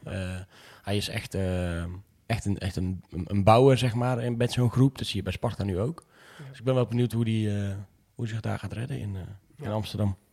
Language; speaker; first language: Dutch; native; Dutch